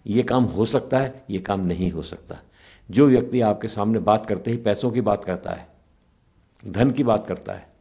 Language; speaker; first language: Hindi; native; Hindi